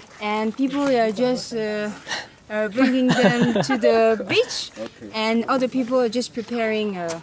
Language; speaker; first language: English; non-native, learner; French